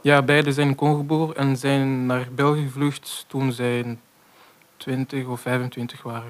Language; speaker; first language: Dutch; non-native, local second language; French